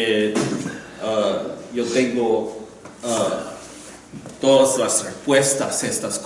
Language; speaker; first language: Spanish; non-native, learner; English